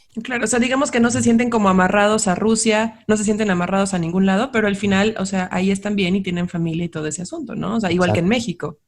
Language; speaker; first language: Spanish; native; Spanish